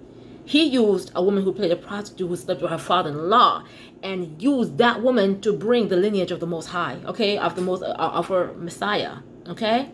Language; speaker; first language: English; native; English